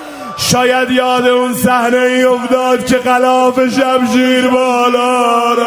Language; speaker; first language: Persian; native; Persian